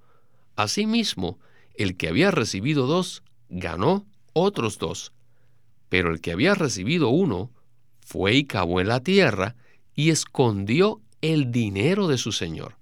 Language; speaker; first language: Spanish; native; Spanish